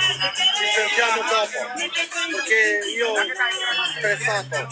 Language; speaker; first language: Italian; non-native, learner; Albanian